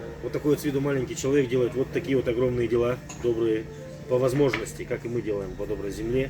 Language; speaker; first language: Russian; native; Russian